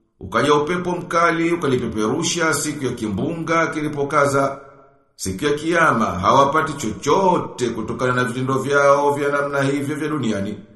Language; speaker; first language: Swahili; native; Swahili